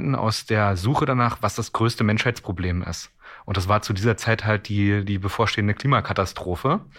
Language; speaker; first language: German; native; German